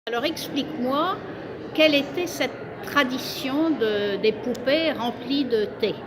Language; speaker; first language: French; native; French